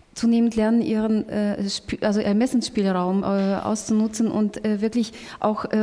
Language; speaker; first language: German; non-native, fluent; Russian